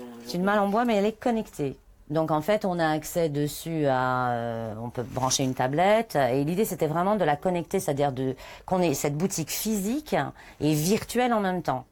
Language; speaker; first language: French; native; French